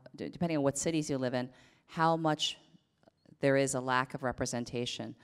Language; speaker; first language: English; native; English